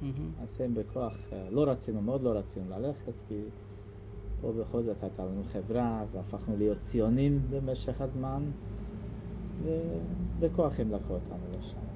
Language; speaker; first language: Hebrew; non-native, fluent; Hungarian